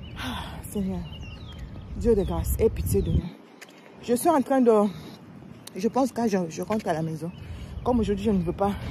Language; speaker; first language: French; non-native, local second language; Lingala